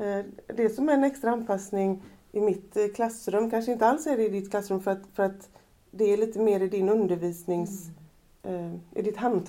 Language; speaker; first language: Swedish; native; Swedish